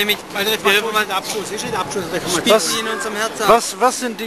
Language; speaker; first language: German; native; German